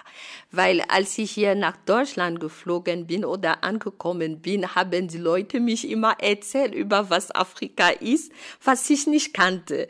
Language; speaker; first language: German; non-native, fluent; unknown